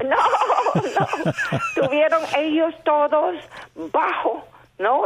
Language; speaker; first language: Spanish; non-native, fluent; Chinese